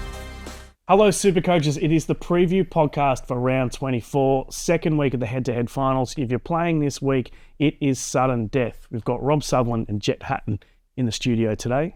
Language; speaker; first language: English; native; English